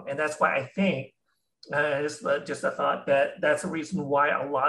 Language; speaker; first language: English; non-native, local second language; Filipino